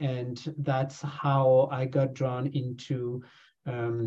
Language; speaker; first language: English; non-native, fluent; French